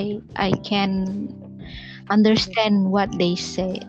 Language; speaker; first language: English; non-native, learner; Indonesian